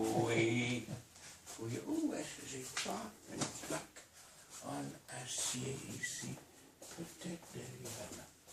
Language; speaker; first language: French; non-native, fluent; English